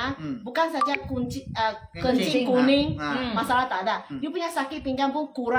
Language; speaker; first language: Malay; non-native, local second language; Chinese